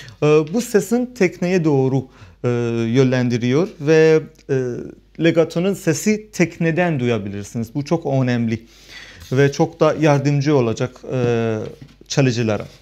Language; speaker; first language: Turkish; non-native, fluent; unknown